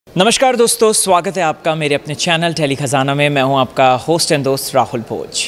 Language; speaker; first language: Hindi; native; Hindi